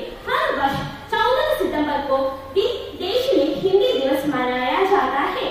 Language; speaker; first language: Hindi; non-native, local second language; Malayalam